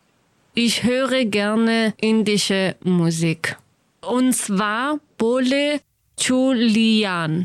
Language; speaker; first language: German; non-native, learner; Kurdish